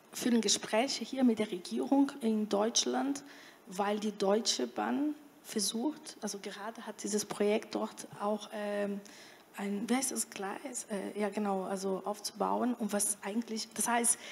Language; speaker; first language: German; non-native, fluent; Portuguese